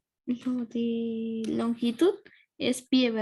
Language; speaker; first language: Spanish; native; Spanish